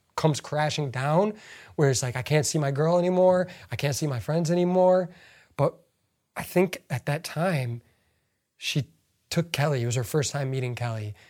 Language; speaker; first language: English; early bilingual, other home language; Arabic